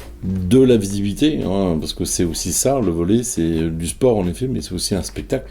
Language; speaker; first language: French; native; French